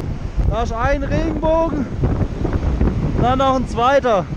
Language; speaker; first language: German; native; German